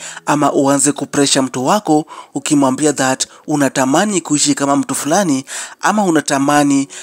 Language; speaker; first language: Swahili; non-native, local second language; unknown